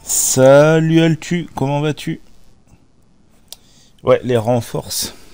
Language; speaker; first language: French; native; French